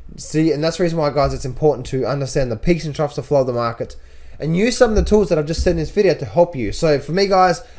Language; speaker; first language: English; native; English